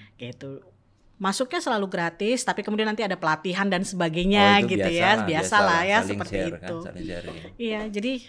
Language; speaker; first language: Indonesian; native; Indonesian